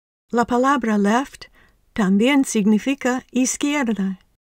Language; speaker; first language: Spanish; native; Spanish